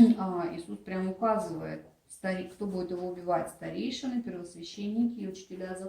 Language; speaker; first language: Russian; native; Russian